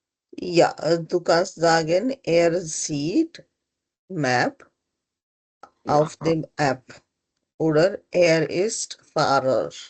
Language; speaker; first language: German; non-native, learner; Hindi